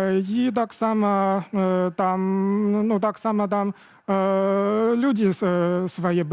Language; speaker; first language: Belarusian; non-native, fluent; Chinese